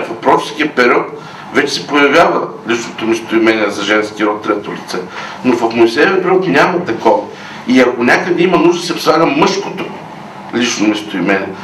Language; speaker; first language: Bulgarian; native; Bulgarian